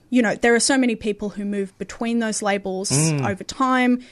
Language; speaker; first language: English; native; English